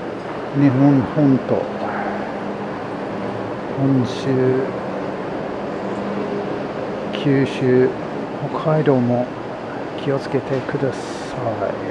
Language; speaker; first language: Japanese; non-native, learner; English